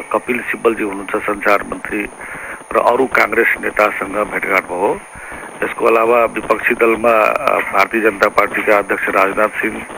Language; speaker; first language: Nepali; non-native, local second language; Maithili